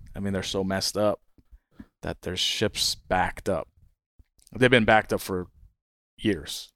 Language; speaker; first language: English; native; English